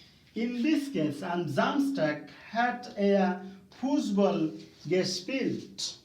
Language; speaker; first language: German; non-native, fluent; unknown